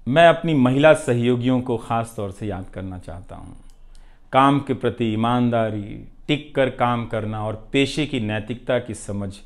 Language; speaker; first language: Hindi; non-native, local second language; Bhojpuri